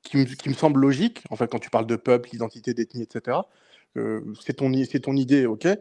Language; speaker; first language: French; native; French